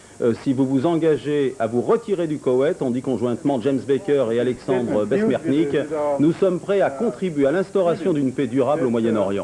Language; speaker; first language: French; native; French